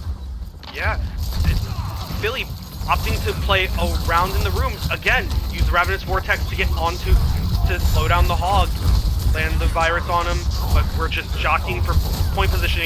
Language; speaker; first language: English; native; English